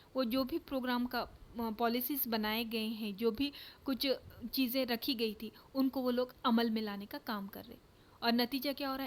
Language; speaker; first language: Urdu; native; Urdu